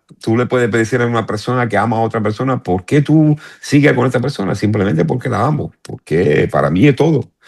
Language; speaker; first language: Spanish; non-native, fluent; Italian